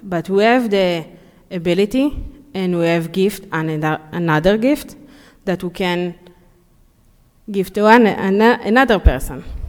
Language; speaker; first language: English; non-native, learner; Hebrew